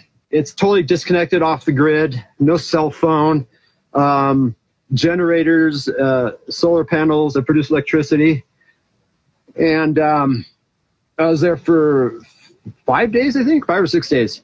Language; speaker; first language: English; native; English